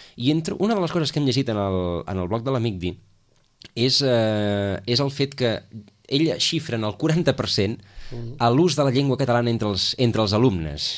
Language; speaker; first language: Catalan; native; Catalan